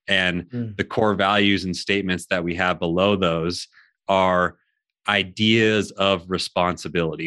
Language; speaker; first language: English; native; English